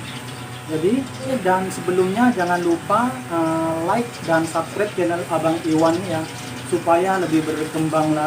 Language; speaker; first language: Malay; non-native, local second language; Madurese